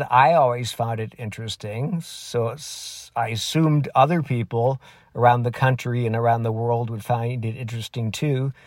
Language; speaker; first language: English; native; English